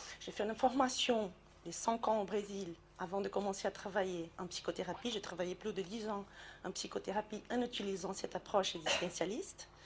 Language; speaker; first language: French; non-native, fluent; Portuguese